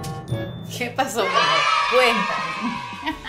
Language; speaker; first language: Spanish; native; Spanish